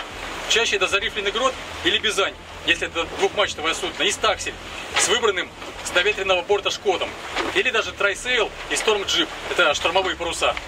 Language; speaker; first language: Russian; native; Russian